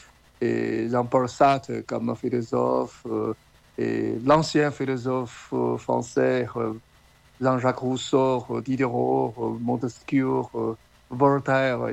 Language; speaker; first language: French; non-native, fluent; Chinese